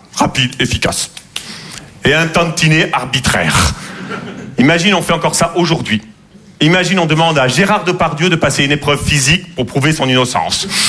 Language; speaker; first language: French; native; French